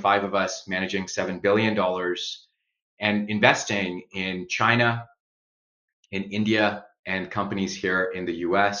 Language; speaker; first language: English; non-native, local second language; Urdu